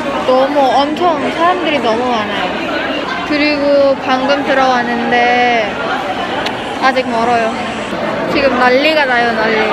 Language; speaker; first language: Korean; non-native, learner; Filipino